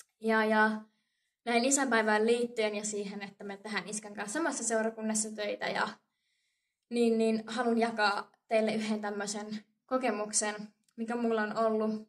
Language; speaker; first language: Finnish; native; Finnish